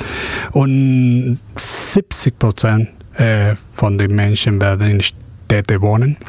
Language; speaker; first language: German; non-native, fluent; Spanish